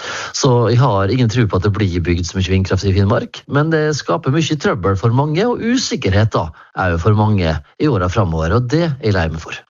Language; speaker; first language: Norwegian; native; Norwegian